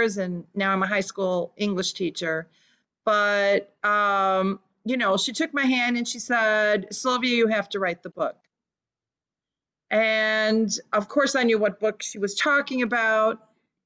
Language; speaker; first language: English; early bilingual, other home language; Lithuanian